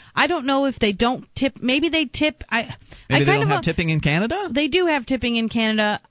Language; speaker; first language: English; native; English